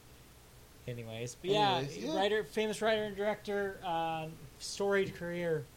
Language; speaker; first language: English; native; English